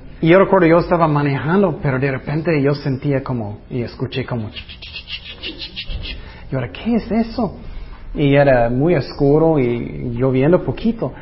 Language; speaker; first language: Spanish; non-native, fluent; English